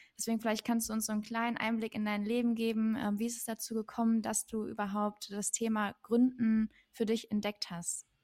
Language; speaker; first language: German; native; German